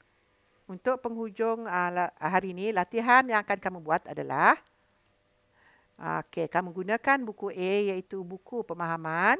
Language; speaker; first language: Malay; native; Malay